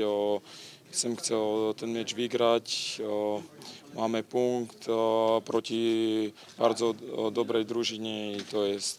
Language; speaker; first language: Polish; non-native, learner; Slovak